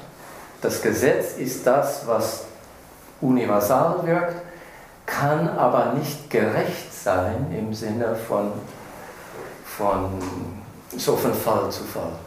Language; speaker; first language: German; non-native, fluent; English